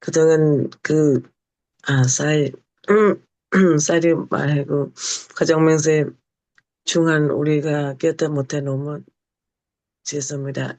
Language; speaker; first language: Korean; non-native, learner; Thai